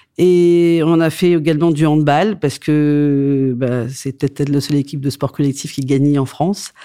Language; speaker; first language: French; native; French